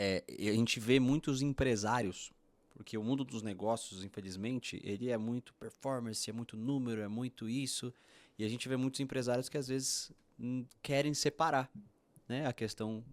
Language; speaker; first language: Portuguese; native; Portuguese